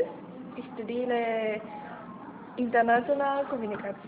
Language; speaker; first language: German; non-native, learner; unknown